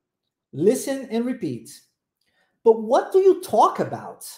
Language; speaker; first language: English; non-native, fluent; Portuguese